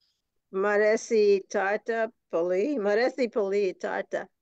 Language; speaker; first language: Greek; non-native, learner; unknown